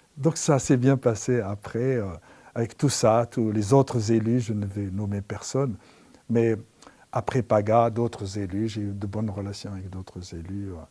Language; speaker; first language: French; non-native, local second language; Arabic